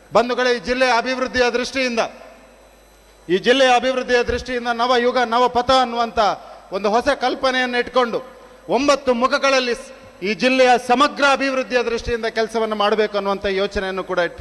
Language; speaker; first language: Kannada; non-native, local second language; Tulu